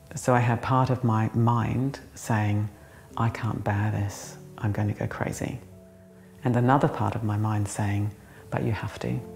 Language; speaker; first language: English; native; English